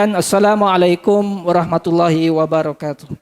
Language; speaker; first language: Malay; native; Malay